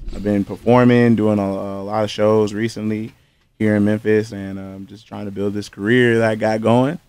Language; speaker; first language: English; native; English